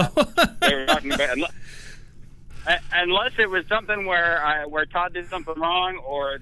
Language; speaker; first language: English; native; English